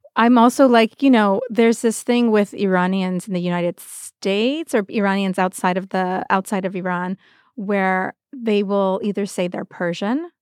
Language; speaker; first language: English; early bilingual, other home language; Persian